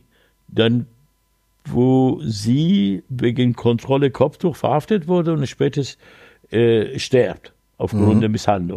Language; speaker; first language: German; non-native, learner; Persian